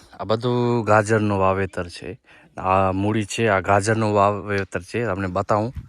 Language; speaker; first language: Gujarati; non-native, local second language; Kachhi